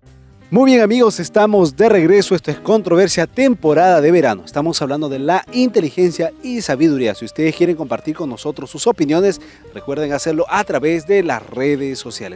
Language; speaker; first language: Spanish; native; Spanish